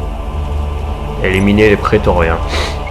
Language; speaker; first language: French; native; French